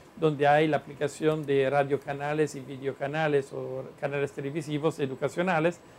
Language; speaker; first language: Spanish; non-native, fluent; Italian